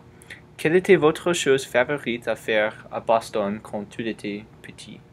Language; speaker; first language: French; non-native, learner; English